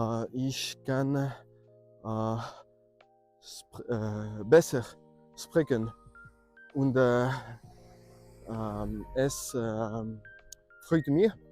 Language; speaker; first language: German; non-native, learner; French